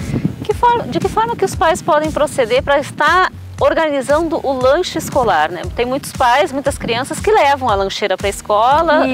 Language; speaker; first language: Portuguese; native; Portuguese